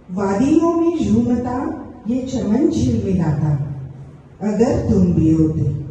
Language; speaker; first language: Hindi; non-native, local second language; Marathi